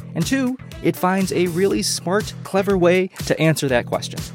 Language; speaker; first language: English; early bilingual, other home language; Chinese